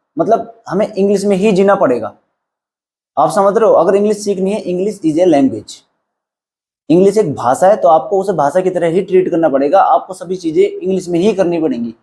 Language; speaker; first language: Hindi; native; Hindi